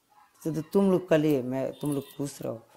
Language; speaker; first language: Hindi; non-native, learner; Bangla